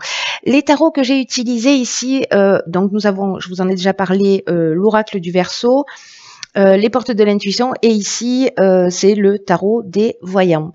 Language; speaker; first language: French; native; French